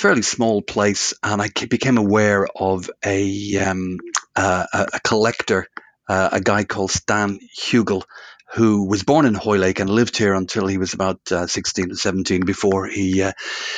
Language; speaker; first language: English; native; English